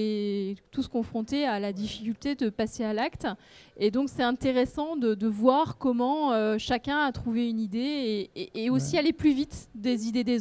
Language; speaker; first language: French; native; French